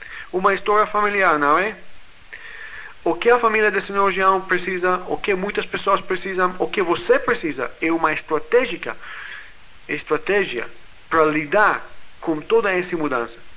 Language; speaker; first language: Portuguese; non-native, fluent; English